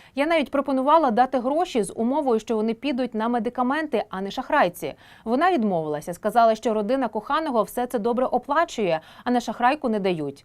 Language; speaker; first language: Ukrainian; native; Ukrainian